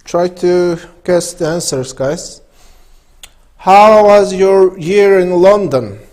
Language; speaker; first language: English; non-native, fluent; Kazakh